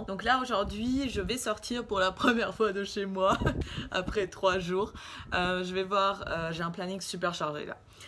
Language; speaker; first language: French; early bilingual, other home language; Russian